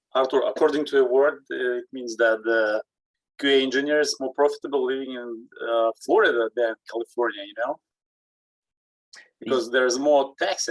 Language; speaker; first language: English; non-native, learner; Russian